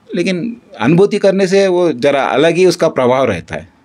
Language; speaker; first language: Hindi; non-native, local second language; Kannada